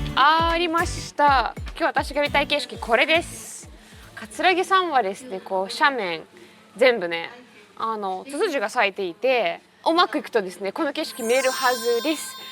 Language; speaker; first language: Japanese; non-native, fluent; Russian